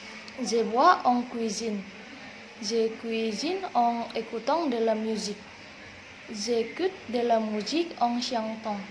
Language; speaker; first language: French; non-native, learner; Indonesian